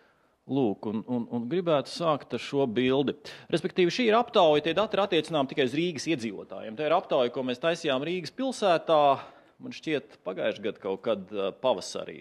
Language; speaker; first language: Latvian; native; Latvian